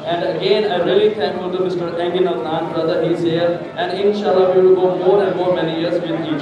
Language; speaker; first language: English; non-native, local second language; Urdu